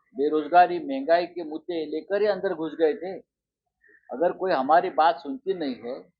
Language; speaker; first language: Hindi; non-native, local second language; Marathi